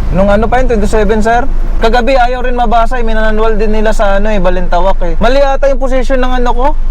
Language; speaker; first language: Filipino; native; Filipino